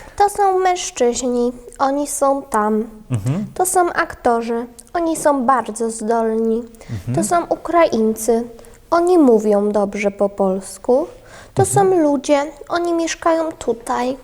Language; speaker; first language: Polish; non-native, fluent; Ukrainian